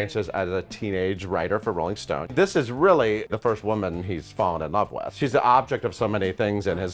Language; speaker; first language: English; native; English